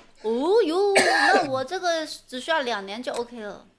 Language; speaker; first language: Chinese; native; Chinese